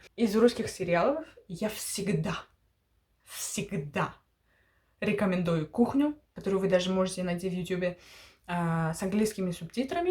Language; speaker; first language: Russian; early bilingual, heritage; Russian